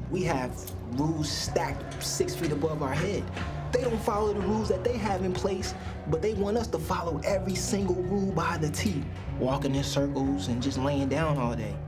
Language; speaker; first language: English; native; English